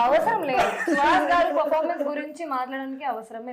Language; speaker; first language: Telugu; non-native, learner; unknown